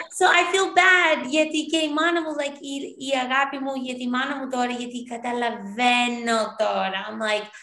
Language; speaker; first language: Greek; early bilingual, heritage; Greek